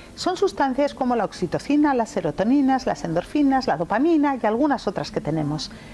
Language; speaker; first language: Spanish; early bilingual, other home language; English